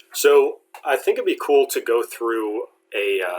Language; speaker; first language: English; native; English